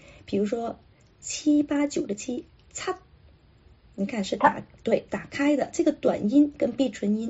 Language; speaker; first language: Chinese; non-native, local second language; Cantonese